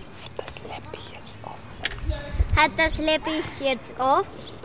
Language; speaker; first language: German; non-native, local second language; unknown